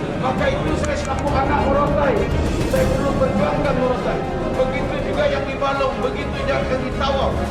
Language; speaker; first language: Malay; non-native, local second language; Chinese